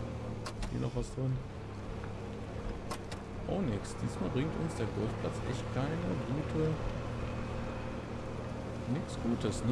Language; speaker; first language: German; native; German